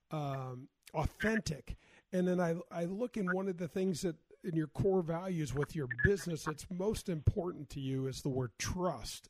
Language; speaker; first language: English; native; English